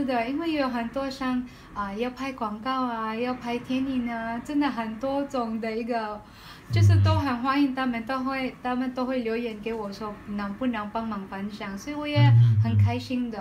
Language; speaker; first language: Chinese; non-native, learner; Filipino